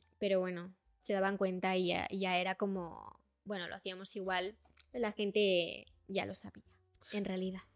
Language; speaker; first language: Spanish; early bilingual, other home language; Portuguese